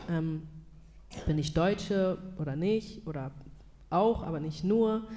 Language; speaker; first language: German; native; German